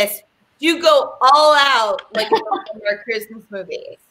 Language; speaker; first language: English; native; English